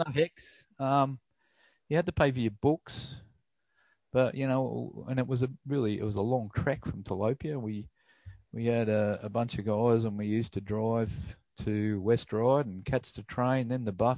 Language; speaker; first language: English; native; English